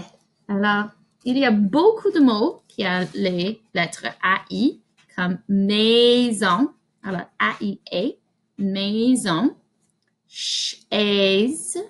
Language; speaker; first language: French; non-native, fluent; English